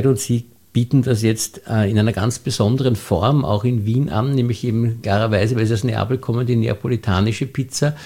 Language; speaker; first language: German; native; German